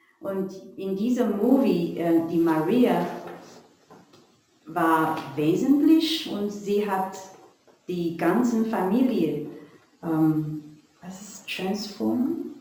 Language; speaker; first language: German; non-native, learner; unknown